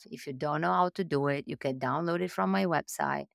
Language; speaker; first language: English; non-native, fluent; Italian